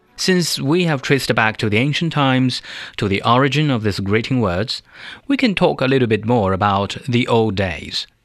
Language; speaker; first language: English; non-native, fluent; Chinese